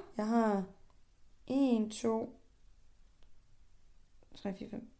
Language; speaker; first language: Danish; native; Danish